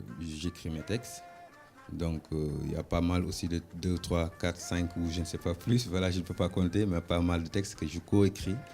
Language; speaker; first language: French; non-native, local second language; Wolof